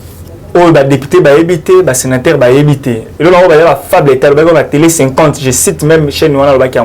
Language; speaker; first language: French; non-native, local second language; Lingala